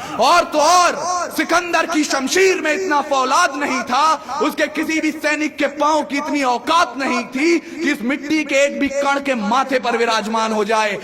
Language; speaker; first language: Hindi; native; Hindi